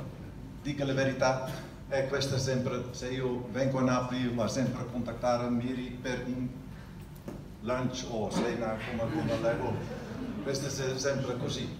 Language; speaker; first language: Italian; non-native, learner; Dutch